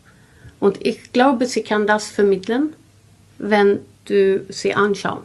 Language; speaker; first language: German; non-native, learner; Swedish